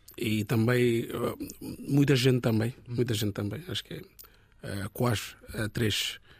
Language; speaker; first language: Portuguese; non-native, learner; Bangla